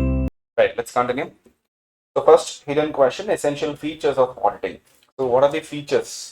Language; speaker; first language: English; non-native, local second language; Tamil